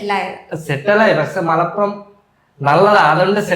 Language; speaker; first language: Malayalam; non-native, learner; Bangla